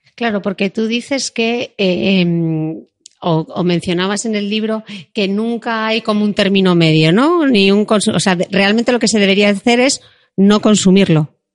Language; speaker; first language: Spanish; native; Spanish